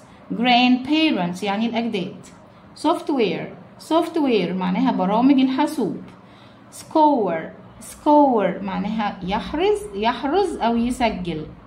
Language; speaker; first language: Arabic; native; Arabic